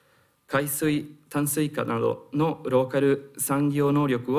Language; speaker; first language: Japanese; non-native, fluent; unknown